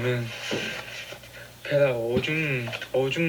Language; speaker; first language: Korean; non-native, fluent; Chinese